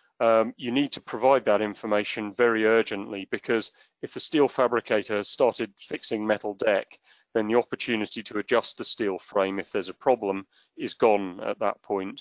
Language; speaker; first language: English; native; English